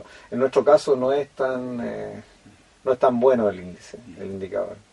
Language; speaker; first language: Spanish; native; Spanish